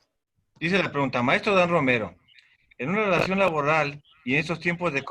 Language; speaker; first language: Spanish; native; Spanish